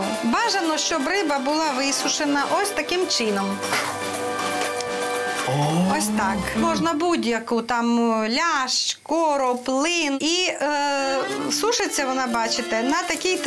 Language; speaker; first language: Ukrainian; native; Ukrainian